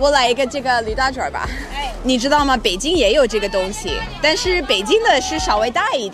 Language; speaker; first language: Chinese; non-native, fluent; English